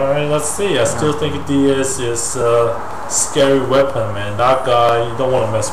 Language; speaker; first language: English; non-native, learner; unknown